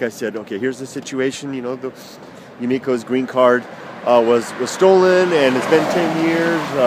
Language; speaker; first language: English; native; English